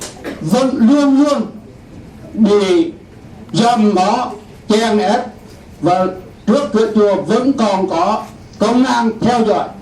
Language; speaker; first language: Vietnamese; native; Vietnamese